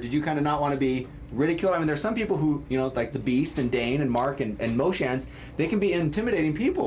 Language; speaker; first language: English; native; English